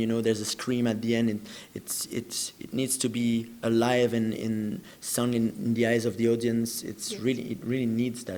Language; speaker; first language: English; non-native, fluent; French